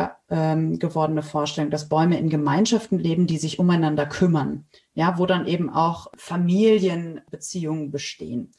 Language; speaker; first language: German; native; German